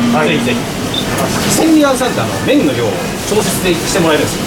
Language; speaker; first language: Japanese; native; Japanese